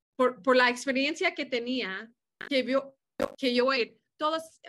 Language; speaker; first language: Spanish; early bilingual, heritage; Spanish